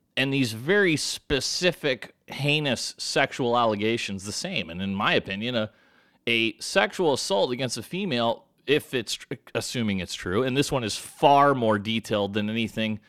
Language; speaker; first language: English; native; English